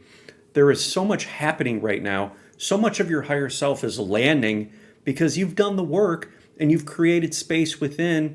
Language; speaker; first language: English; native; English